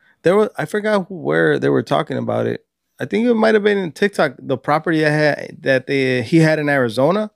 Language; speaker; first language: English; early bilingual, other home language; Spanish